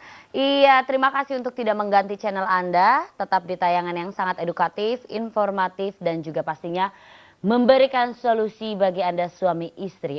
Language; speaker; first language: Indonesian; native; Indonesian